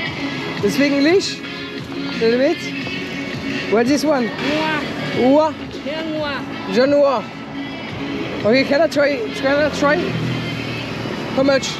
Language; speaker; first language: English; non-native, learner; French